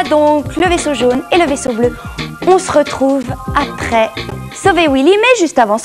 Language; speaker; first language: French; native; French